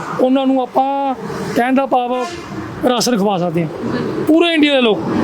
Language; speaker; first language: Punjabi; native; Punjabi